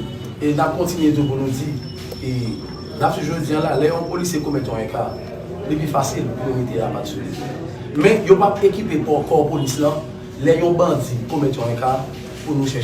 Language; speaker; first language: Haitian Creole; native; Haitian Creole